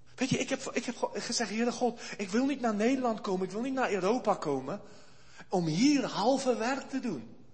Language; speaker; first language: Dutch; early bilingual, heritage; Dutch